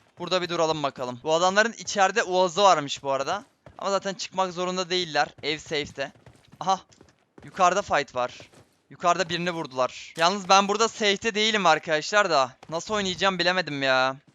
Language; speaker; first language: Turkish; native; Turkish